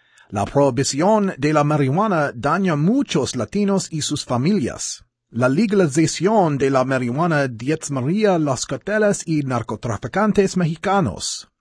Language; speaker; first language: Spanish; non-native, learner; English